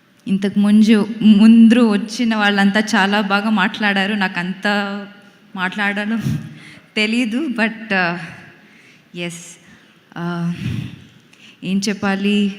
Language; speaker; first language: Telugu; non-native, local second language; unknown